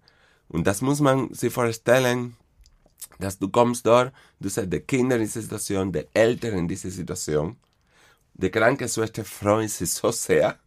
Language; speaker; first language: German; non-native, fluent; Spanish